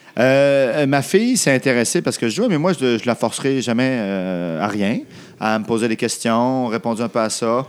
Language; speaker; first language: French; native; French